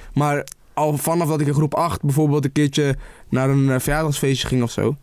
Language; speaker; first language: Dutch; early bilingual, other home language; Arabic